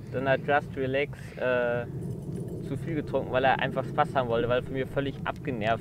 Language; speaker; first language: German; native; German